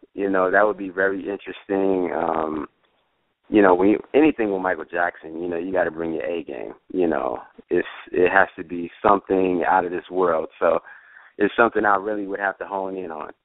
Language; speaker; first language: English; native; English